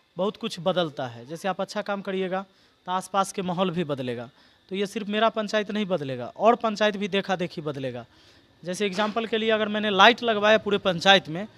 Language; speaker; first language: Hindi; native; Hindi